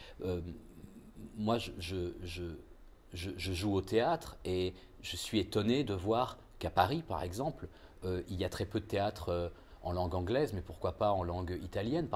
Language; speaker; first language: French; native; French